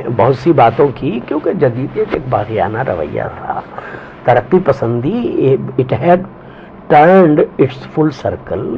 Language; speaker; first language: Urdu; non-native, local second language; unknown